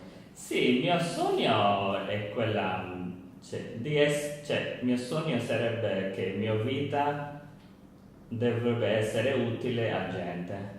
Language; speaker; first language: Italian; non-native, learner; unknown